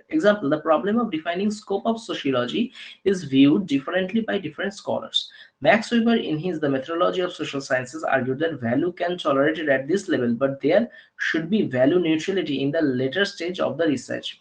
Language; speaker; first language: English; non-native, local second language; Bangla